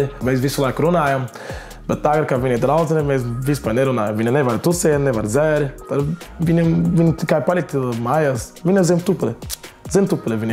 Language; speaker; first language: Latvian; non-native, learner; Portuguese